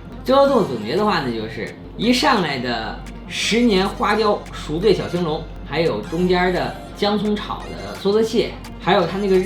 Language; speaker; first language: Chinese; native; Chinese